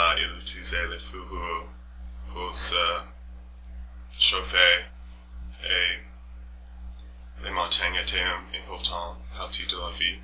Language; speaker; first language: French; non-native, learner; English